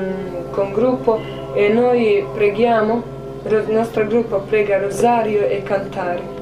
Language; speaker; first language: Italian; non-native, learner; Croatian